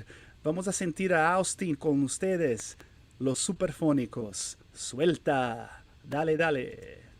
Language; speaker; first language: Spanish; non-native, fluent; Portuguese